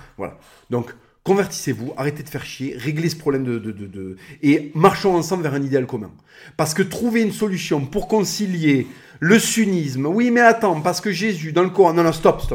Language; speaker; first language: French; native; French